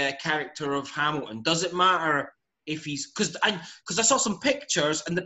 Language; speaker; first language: English; native; English